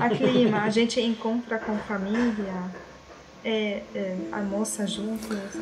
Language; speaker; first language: Portuguese; non-native, fluent; Arabic